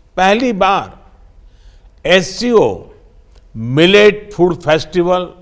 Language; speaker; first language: Hindi; non-native, local second language; Gujarati